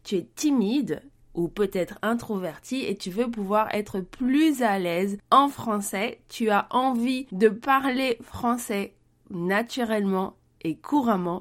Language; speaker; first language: French; native; French